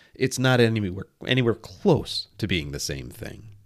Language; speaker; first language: English; native; English